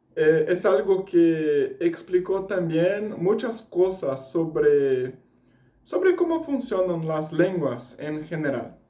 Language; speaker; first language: Spanish; non-native, fluent; Portuguese